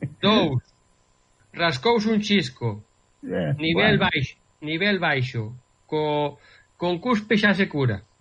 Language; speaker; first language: Galician; native; Galician